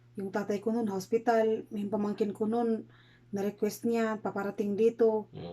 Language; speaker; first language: Filipino; native; Filipino